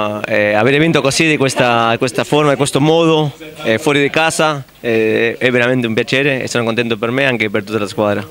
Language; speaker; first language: Italian; non-native, fluent; Spanish